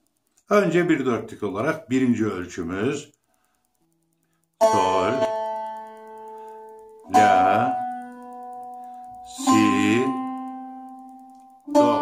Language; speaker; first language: Turkish; native; Turkish